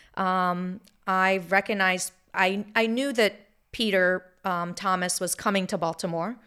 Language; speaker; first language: English; early bilingual, other home language; Hebrew